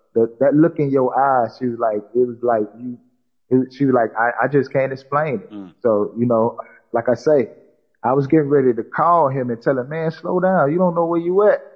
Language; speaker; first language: English; native; English